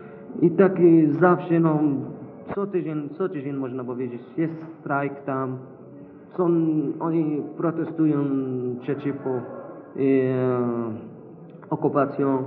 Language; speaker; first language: Polish; non-native, local second language; Arabic